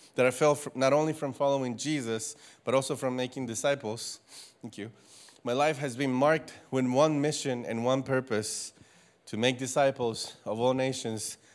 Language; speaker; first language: English; non-native, fluent; Spanish